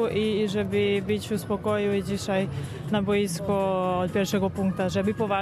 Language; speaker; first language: Polish; non-native, fluent; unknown